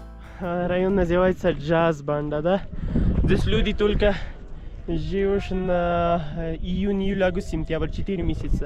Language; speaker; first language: Russian; non-native, learner; Urdu